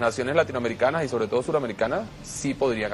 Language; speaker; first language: Spanish; native; Spanish